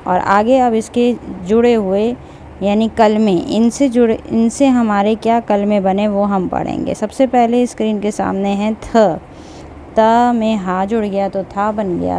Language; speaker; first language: Hindi; native; Hindi